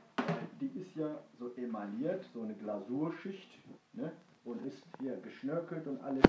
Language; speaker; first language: German; early bilingual, other home language; Kurdish